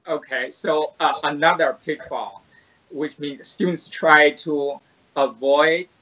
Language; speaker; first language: English; non-native, fluent; Chinese